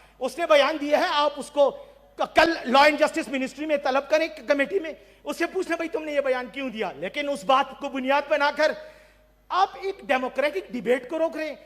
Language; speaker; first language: Urdu; non-native, local second language; Pashto